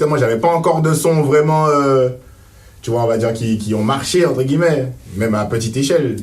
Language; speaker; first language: French; native; French